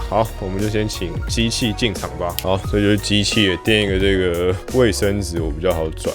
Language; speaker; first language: Chinese; native; Chinese